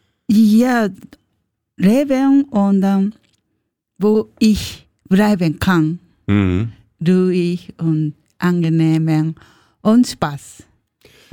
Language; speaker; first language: German; non-native, learner; Japanese